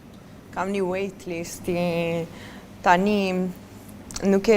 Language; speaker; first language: Albanian; early bilingual, heritage; Albanian